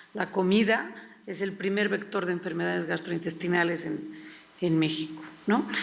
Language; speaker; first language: Spanish; native; Spanish